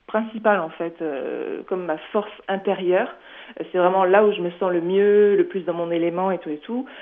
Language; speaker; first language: French; native; French